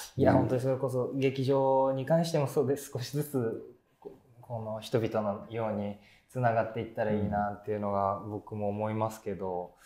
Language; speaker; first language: Japanese; native; Japanese